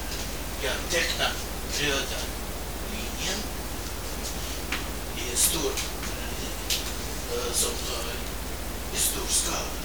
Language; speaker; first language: Swedish; non-native, fluent; Russian